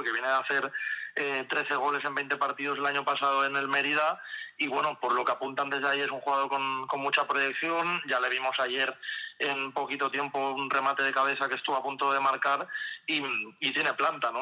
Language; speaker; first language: Spanish; native; Spanish